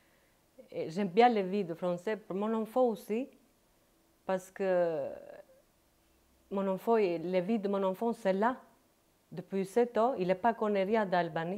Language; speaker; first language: French; non-native, learner; Albanian